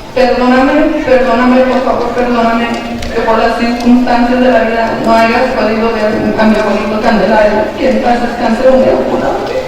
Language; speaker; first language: Spanish; early bilingual, heritage; Spanish